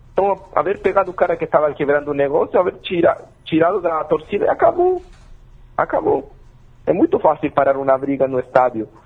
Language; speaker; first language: Portuguese; non-native, fluent; Spanish